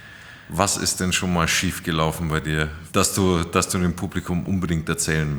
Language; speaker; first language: German; native; German